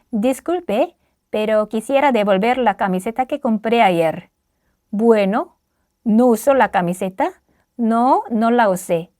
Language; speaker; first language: Spanish; non-native, fluent; Korean